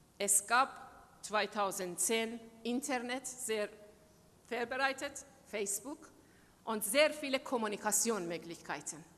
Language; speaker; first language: German; non-native, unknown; Persian